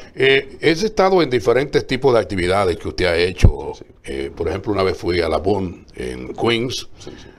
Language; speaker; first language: Spanish; native; Spanish